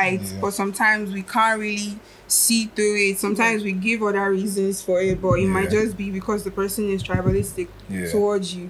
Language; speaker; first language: English; non-native, local second language; Igbo